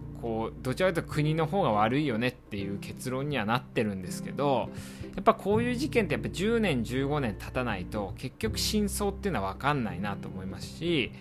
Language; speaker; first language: Japanese; native; Japanese